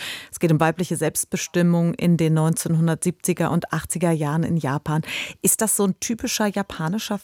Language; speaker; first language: German; native; German